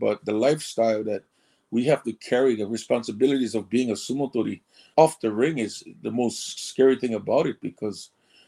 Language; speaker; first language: English; early bilingual, other home language; Samoan